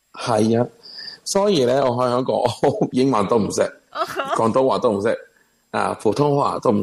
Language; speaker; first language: Cantonese; non-native, learner; Spanish